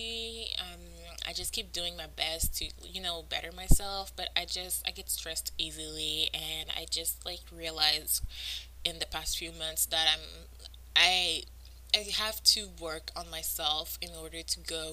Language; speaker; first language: English; non-native, fluent; French